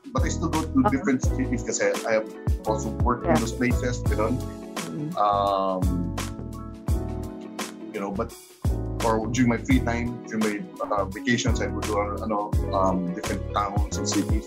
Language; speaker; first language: English; non-native, local second language; Filipino